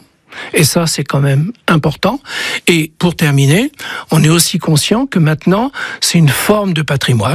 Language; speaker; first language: French; native; French